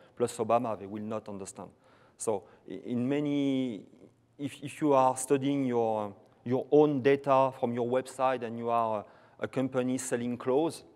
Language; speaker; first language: English; non-native, fluent; French